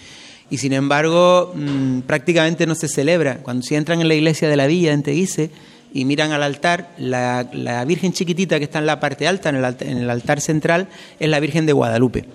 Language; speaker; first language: Spanish; native; Spanish